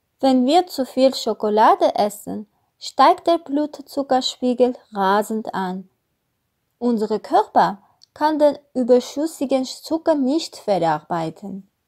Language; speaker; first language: German; non-native, learner; Russian